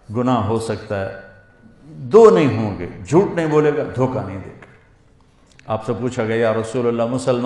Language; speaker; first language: Urdu; non-native, local second language; Punjabi